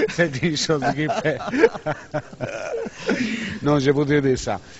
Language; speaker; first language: French; non-native, learner; Italian